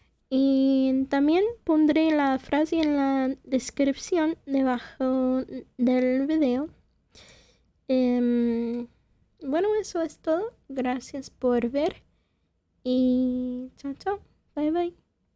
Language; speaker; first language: Spanish; non-native, fluent; English